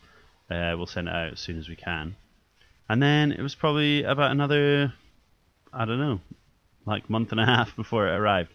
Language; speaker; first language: English; native; English